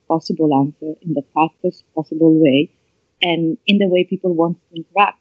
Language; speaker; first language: English; non-native, fluent; Italian